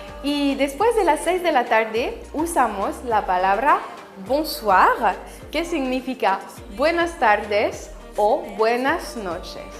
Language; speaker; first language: Spanish; non-native, fluent; French